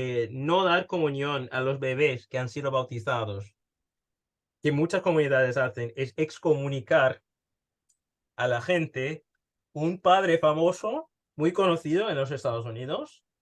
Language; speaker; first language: Spanish; early bilingual, heritage; Spanish